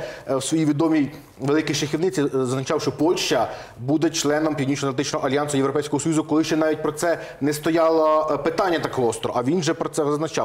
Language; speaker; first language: Ukrainian; native; Ukrainian